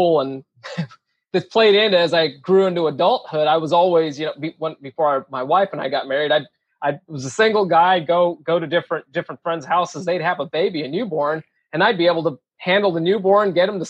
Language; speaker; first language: English; native; English